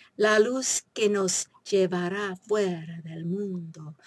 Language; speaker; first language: Spanish; non-native, fluent; English